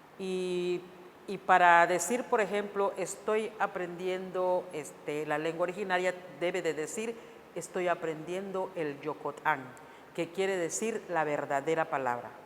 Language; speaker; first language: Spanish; non-native, local second language; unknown